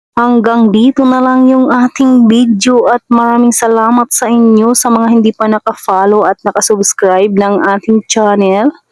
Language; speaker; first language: Filipino; non-native, local second language; Masbatenyo